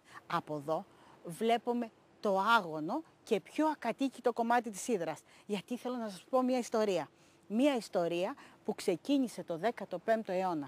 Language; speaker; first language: Greek; native; Greek